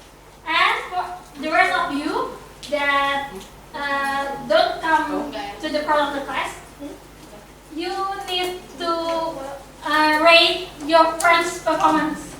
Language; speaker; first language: English; non-native, fluent; Indonesian